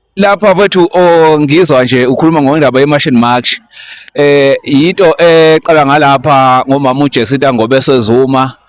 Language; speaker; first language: Zulu; native; Zulu